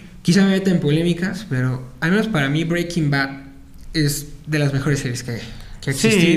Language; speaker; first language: Spanish; native; Spanish